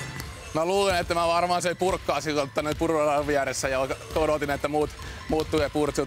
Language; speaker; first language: Finnish; native; Finnish